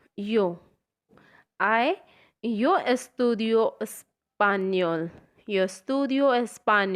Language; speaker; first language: Spanish; non-native, learner; Hindi